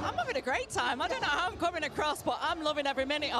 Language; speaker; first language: English; native; English